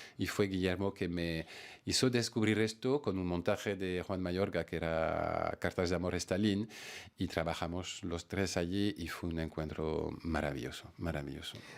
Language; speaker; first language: Spanish; non-native, fluent; French